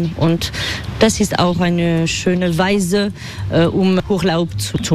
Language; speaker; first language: German; non-native, learner; French